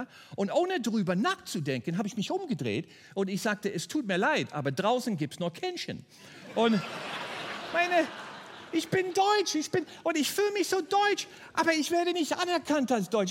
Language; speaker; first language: German; non-native, fluent; English